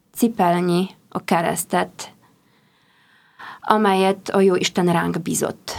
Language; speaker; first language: Hungarian; non-native, fluent; Polish